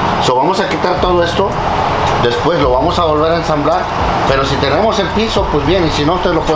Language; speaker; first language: Spanish; native; Spanish